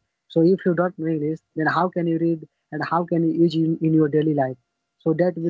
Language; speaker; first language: English; non-native, learner; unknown